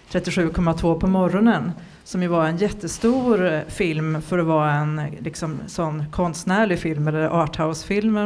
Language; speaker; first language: Swedish; native; Swedish